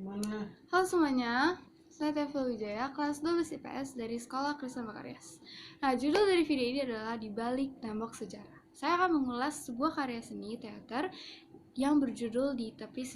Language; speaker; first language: Indonesian; native; Indonesian